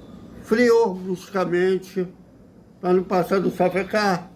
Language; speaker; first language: Portuguese; native; Portuguese